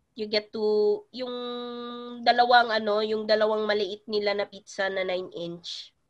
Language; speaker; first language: Filipino; non-native, local second language; Cebuano